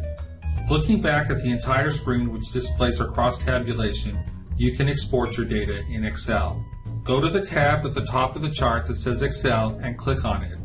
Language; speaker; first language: English; native; English